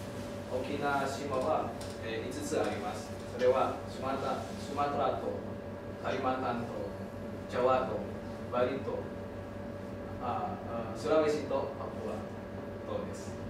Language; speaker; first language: Japanese; non-native, learner; Indonesian